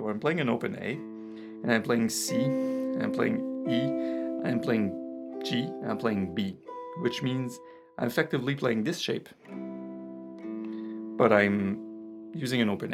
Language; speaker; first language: English; non-native, fluent; French